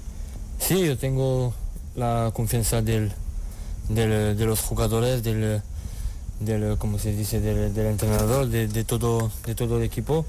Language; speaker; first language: Spanish; non-native, learner; French